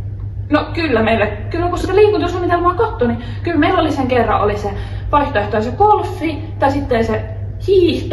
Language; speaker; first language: Finnish; native; Finnish